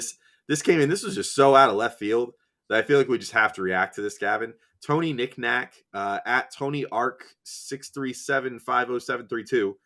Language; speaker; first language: English; native; English